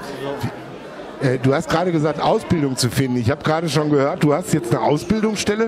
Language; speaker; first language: German; native; German